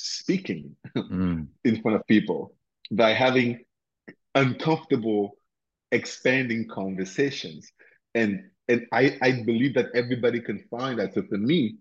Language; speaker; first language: English; non-native, local second language; French